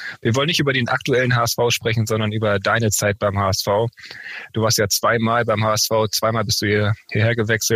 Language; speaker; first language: German; native; German